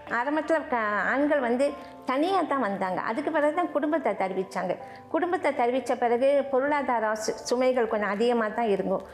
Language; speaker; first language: Tamil; native; Tamil